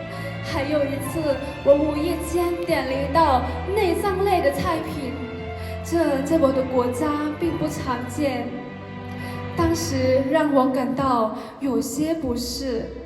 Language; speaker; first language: Chinese; non-native, fluent; Lao